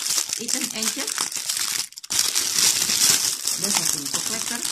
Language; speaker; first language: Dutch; non-native, learner; Indonesian